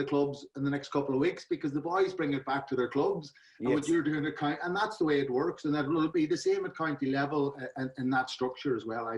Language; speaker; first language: English; native; English